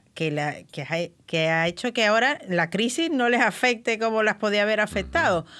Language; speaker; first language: Spanish; native; Spanish